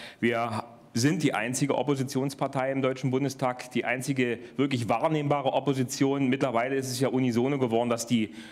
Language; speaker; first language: German; native; German